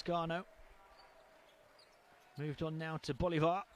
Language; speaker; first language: English; native; English